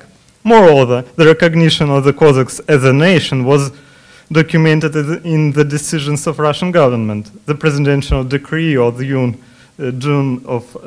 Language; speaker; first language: English; non-native, fluent; Russian